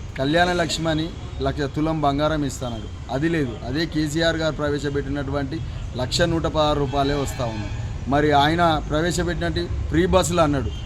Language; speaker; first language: Telugu; native; Telugu